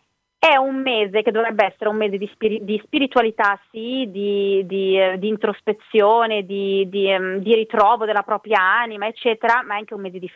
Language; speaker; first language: Italian; native; Italian